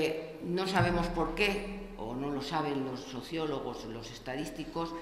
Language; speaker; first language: Spanish; native; Spanish